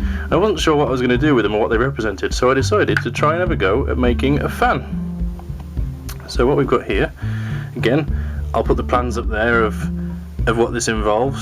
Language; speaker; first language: English; native; English